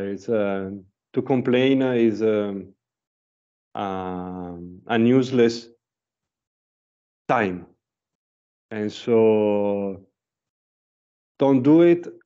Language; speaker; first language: English; non-native, learner; Italian